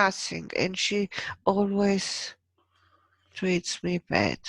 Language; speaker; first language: English; non-native, fluent; German